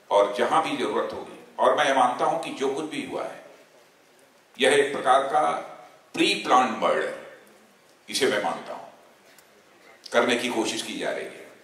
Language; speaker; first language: Hindi; native; Hindi